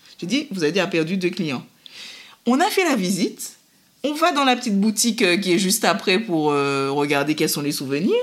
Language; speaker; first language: French; native; French